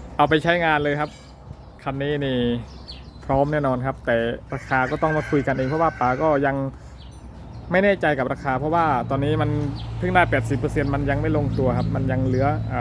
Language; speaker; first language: Thai; native; Thai